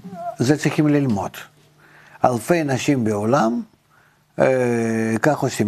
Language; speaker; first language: Hebrew; non-native, fluent; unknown